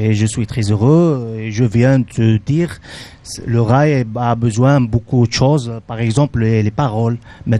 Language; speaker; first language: French; non-native, local second language; Arabic